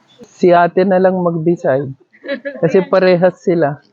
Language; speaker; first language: Filipino; non-native, learner; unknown